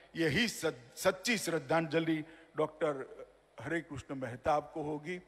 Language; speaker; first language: Hindi; non-native, local second language; Gujarati